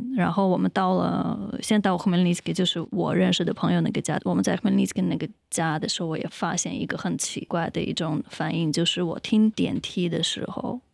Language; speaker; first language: Chinese; non-native, fluent; Ukrainian